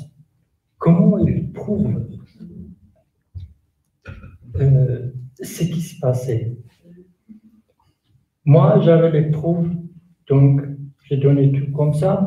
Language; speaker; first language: French; non-native, learner; Kurdish